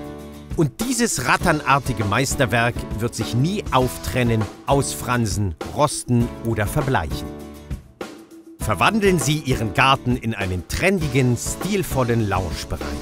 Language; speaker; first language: German; native; German